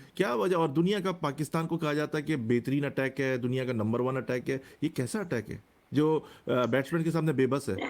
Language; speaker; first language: Urdu; native; Urdu